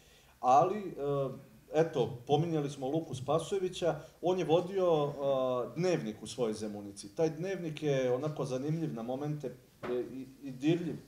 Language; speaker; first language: Serbian; native; Serbian